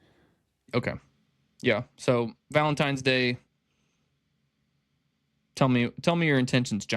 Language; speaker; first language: English; native; English